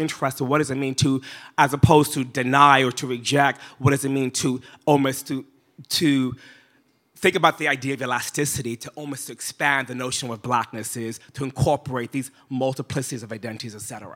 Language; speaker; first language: English; native; English